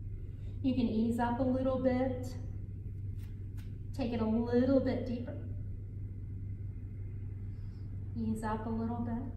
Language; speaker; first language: English; native; English